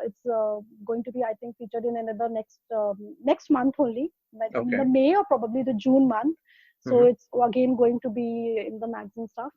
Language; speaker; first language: English; non-native, local second language; Hindi